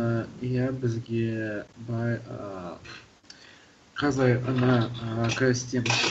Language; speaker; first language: Kazakh; non-native, local second language; Russian